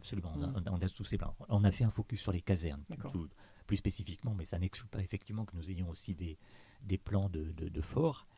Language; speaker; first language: French; native; French